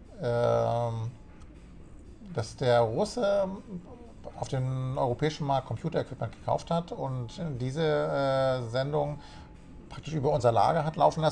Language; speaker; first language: German; native; German